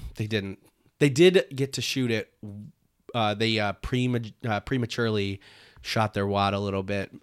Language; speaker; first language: English; native; English